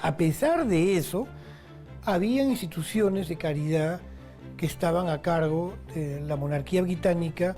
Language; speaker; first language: Spanish; native; Spanish